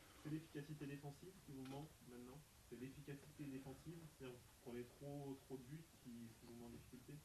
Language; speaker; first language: French; native; French